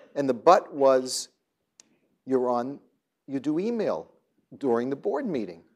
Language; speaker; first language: English; native; English